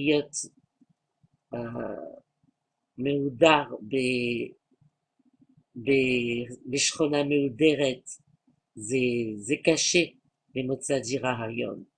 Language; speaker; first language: Hebrew; non-native, learner; French